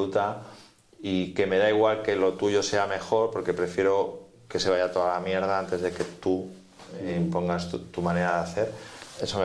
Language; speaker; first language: Spanish; native; Spanish